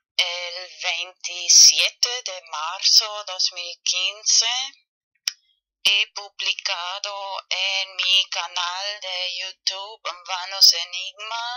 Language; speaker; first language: Spanish; non-native, fluent; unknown